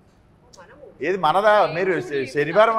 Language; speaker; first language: Telugu; native; Telugu